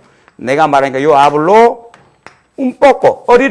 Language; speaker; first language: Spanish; non-native, fluent; Korean